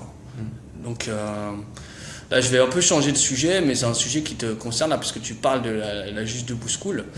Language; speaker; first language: French; native; French